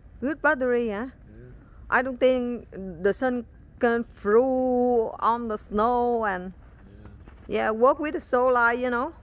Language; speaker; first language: English; non-native, learner; Vietnamese